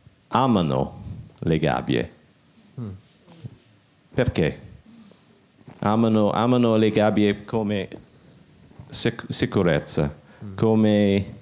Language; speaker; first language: Italian; non-native, learner; English